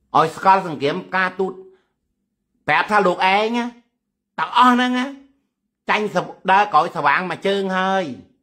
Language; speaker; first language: Khmer; native; Khmer